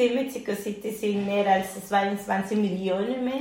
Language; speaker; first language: German; non-native, learner; Spanish